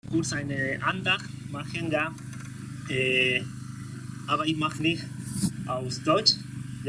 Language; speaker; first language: German; non-native, learner; Spanish